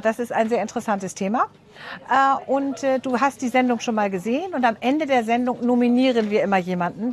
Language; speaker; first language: German; native; German